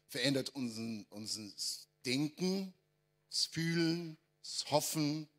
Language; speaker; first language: German; non-native, fluent; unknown